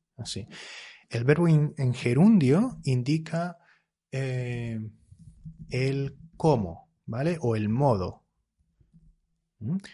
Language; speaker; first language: Spanish; native; Spanish